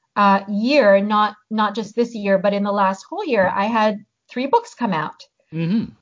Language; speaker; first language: English; early bilingual, other home language; Hungarian